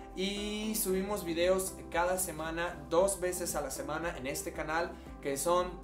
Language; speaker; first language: Spanish; non-native, fluent; English